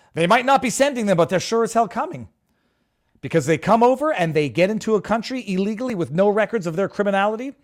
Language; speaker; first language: English; native; English